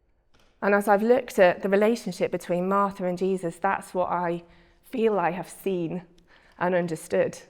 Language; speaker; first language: English; native; English